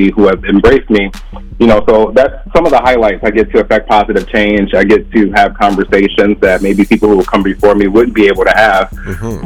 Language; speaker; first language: English; native; English